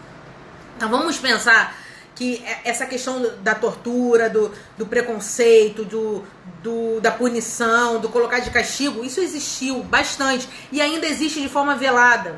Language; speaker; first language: Portuguese; native; Portuguese